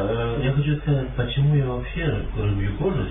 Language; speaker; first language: Russian; non-native, fluent; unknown